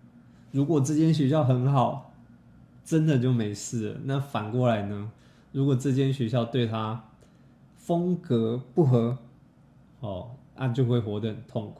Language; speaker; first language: Chinese; native; Chinese